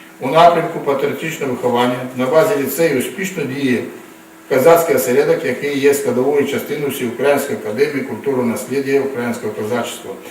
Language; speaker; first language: Ukrainian; non-native, local second language; Russian